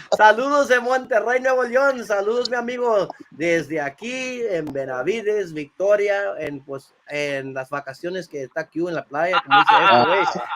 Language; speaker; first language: Spanish; early bilingual, other home language; English